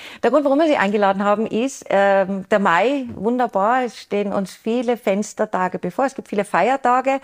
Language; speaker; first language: German; native; German